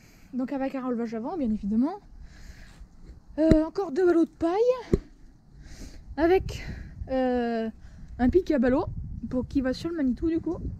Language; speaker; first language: French; native; French